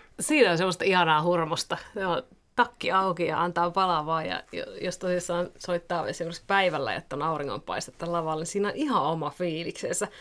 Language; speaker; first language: Finnish; native; Finnish